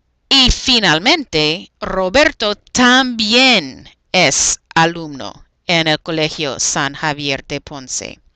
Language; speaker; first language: Spanish; non-native, fluent; English